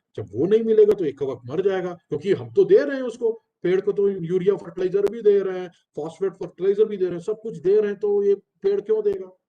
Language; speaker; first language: Hindi; non-native, local second language; Telugu